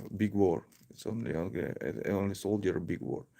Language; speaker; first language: English; non-native, learner; Ukrainian